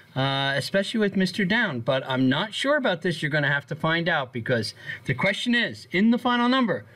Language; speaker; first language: English; native; English